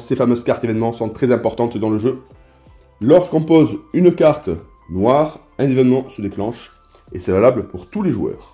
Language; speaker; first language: French; native; French